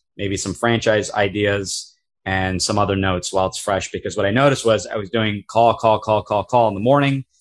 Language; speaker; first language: English; native; English